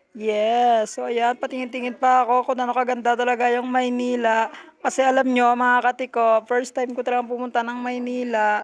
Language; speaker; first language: Filipino; non-native, local second language; Hiligaynon